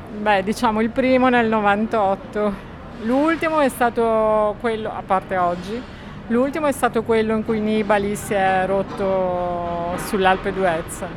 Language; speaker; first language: Italian; native; Italian